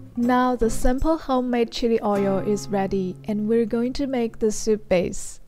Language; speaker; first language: English; non-native, fluent; Chinese